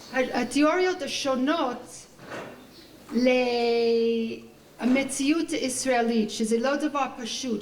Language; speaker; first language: Hebrew; non-native, fluent; English